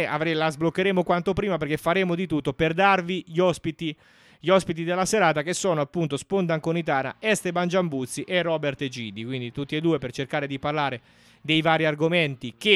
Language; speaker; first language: Italian; native; Italian